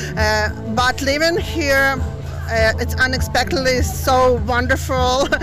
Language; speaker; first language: English; non-native, learner; Ukrainian